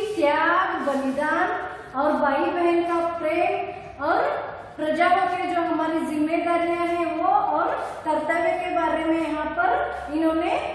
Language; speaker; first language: Hindi; non-native, local second language; Kannada